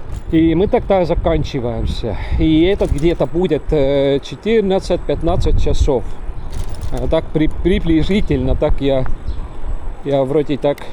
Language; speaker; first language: Russian; non-native, local second language; Estonian